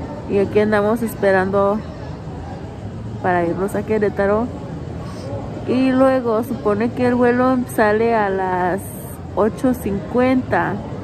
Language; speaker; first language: Spanish; early bilingual, heritage; Spanish